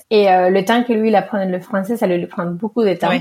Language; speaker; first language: French; early bilingual, other home language; Spanish